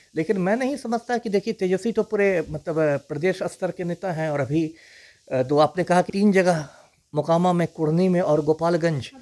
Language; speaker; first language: Hindi; native; Hindi